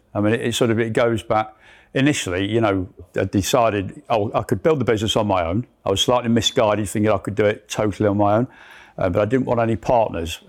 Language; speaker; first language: English; native; English